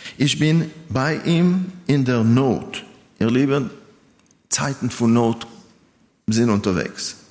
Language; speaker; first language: German; non-native, fluent; Hebrew